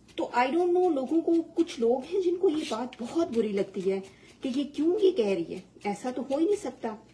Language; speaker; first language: Urdu; native; Urdu